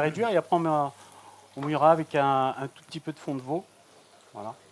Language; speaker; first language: French; native; French